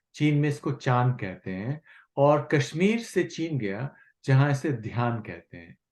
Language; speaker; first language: Hindi; non-native, local second language; Kashmiri